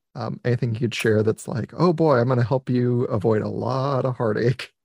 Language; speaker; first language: English; non-native, fluent; Italian